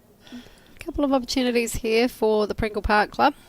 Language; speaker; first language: English; native; English